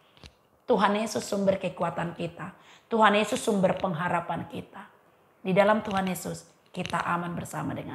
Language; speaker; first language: Indonesian; native; Indonesian